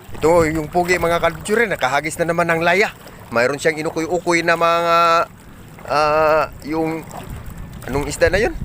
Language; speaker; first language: Filipino; non-native, local second language; Cebuano